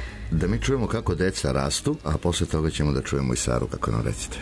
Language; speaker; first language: Serbian; native; Serbian